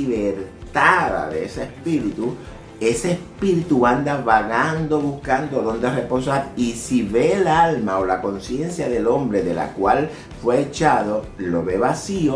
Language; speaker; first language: Spanish; native; Spanish